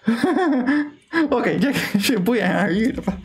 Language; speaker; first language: Chinese; non-native, learner; English